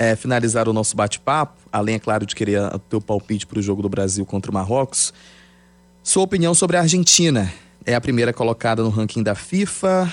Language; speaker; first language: Portuguese; native; Portuguese